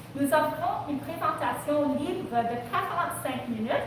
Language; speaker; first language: French; non-native, local second language; English